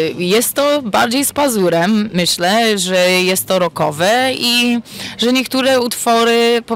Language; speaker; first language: Polish; early bilingual, heritage; Polish